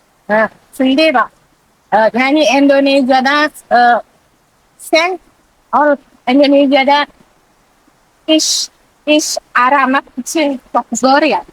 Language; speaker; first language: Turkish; non-native, learner; Indonesian